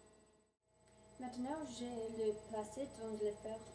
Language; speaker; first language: French; non-native, learner; English